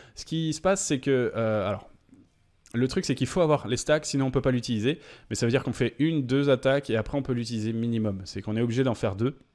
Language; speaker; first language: French; native; French